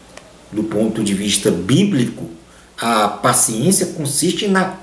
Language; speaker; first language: Portuguese; native; Portuguese